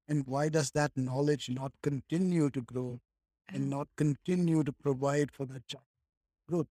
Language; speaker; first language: English; native; English